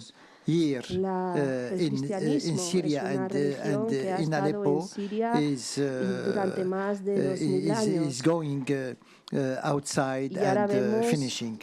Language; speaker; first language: English; non-native, fluent; Arabic